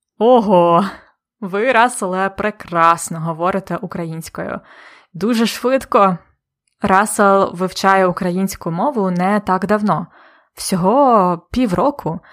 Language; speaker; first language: Ukrainian; native; Ukrainian